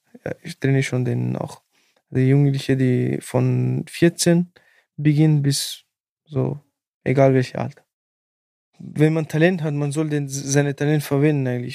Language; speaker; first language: German; non-native, fluent; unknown